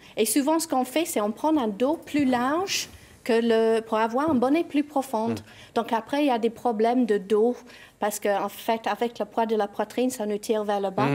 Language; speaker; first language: French; non-native, fluent; English